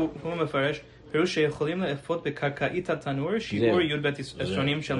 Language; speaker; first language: Hebrew; non-native, fluent; English